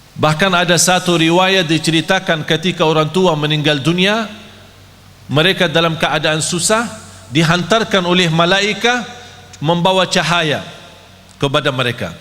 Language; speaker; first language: Malay; non-native, fluent; Arabic